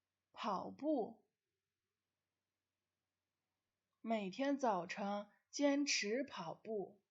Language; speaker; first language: Chinese; non-native, fluent; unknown